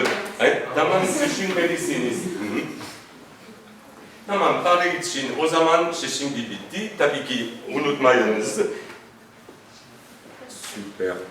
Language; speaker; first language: Turkish; non-native, fluent; French